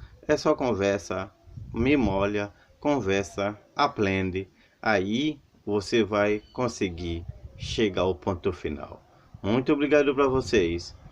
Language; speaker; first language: Portuguese; non-native, learner; Haitian Creole